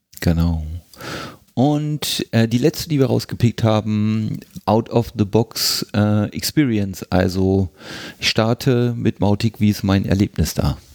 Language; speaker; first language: German; native; German